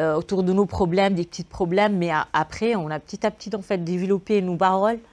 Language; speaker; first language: French; non-native, fluent; Arabic